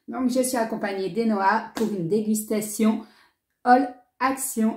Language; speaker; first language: French; native; French